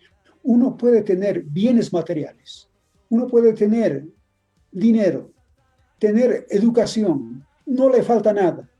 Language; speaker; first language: Spanish; native; Spanish